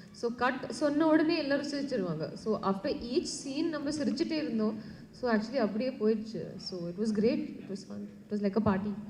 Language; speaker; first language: Tamil; non-native, learner; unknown